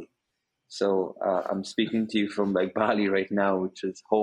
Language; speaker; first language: English; non-native, local second language; Hindi